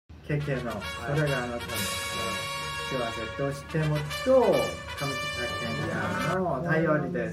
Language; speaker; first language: Japanese; non-native, learner; Korean